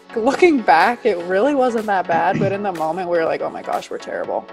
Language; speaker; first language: English; native; English